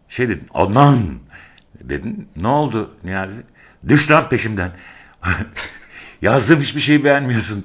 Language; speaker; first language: Turkish; native; Turkish